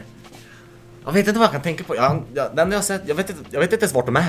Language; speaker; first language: Swedish; native; Swedish